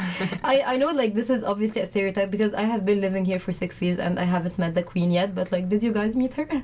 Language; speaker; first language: English; non-native, fluent; Arabic